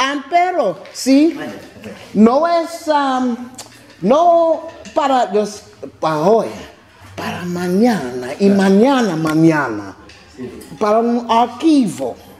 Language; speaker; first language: Spanish; non-native, learner; English